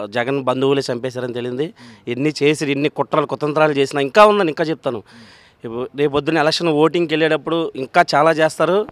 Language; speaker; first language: Telugu; native; Telugu